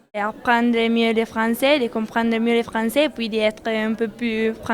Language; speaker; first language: French; non-native, learner; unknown